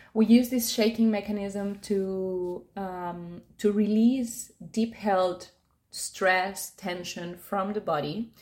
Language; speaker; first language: English; non-native, fluent; Spanish